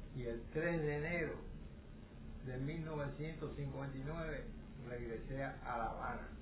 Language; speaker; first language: Spanish; native; Spanish